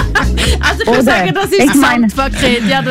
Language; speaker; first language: German; native; German